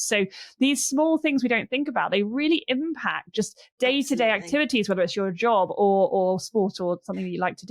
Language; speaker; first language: English; native; English